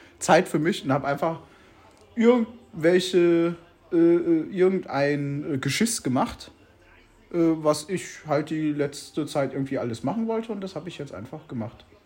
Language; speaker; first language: German; native; German